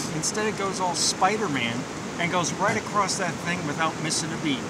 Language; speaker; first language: English; native; English